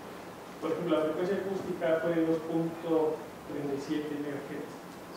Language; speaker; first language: Spanish; native; Spanish